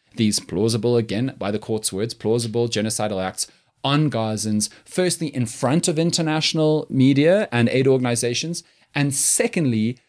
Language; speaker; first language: English; native; English